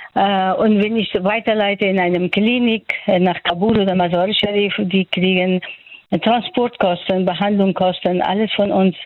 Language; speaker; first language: German; non-native, fluent; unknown